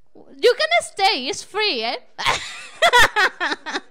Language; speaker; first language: English; non-native, learner; Spanish